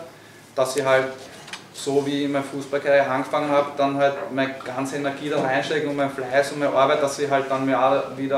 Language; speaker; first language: German; native; German